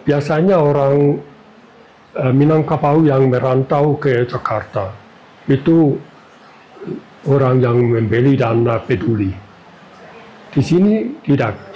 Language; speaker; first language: Indonesian; non-native, learner; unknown